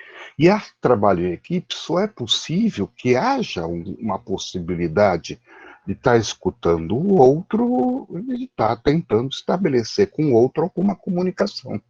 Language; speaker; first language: Portuguese; native; Portuguese